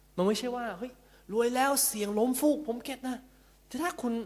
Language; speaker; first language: Thai; early bilingual, heritage; Cantonese